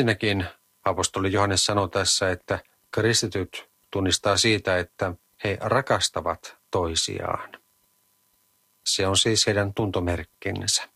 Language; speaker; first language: Finnish; native; Finnish